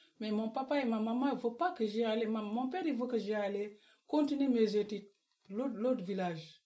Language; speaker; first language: French; non-native, local second language; Wolof